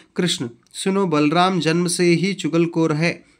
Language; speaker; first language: Hindi; non-native, local second language; Kannada